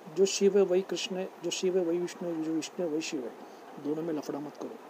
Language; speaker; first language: Hindi; non-native, local second language; Marathi